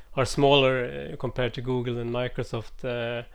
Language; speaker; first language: English; non-native, fluent; Swedish